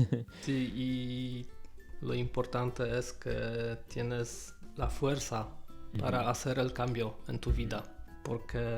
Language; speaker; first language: Spanish; non-native, learner; Polish